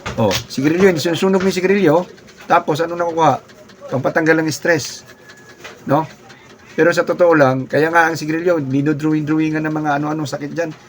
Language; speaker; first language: Filipino; non-native, local second language; Cebuano